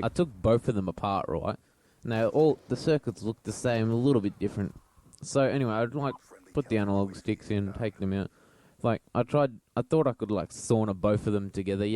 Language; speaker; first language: English; native; English